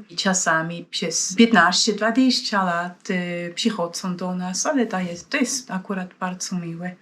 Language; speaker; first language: Polish; non-native, fluent; Swiss German